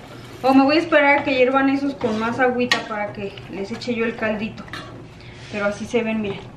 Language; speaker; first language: Spanish; native; Spanish